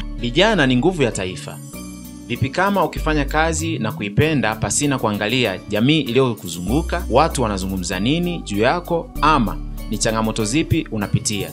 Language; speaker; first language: Swahili; native; Swahili